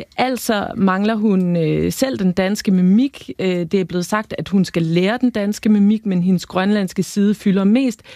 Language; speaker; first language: Danish; native; Danish